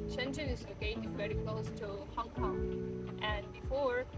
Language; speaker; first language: English; non-native, fluent; Russian